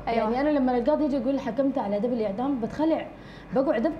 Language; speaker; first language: Arabic; native; Arabic